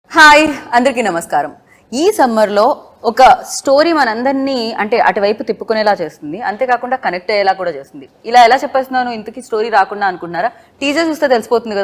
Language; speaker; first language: Telugu; native; Telugu